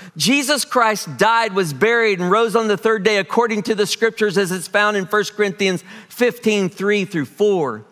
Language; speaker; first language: English; native; English